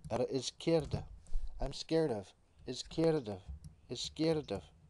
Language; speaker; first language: Spanish; non-native, learner; English